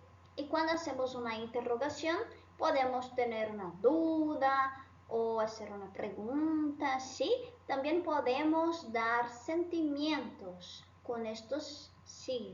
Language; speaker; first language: Spanish; non-native, fluent; Portuguese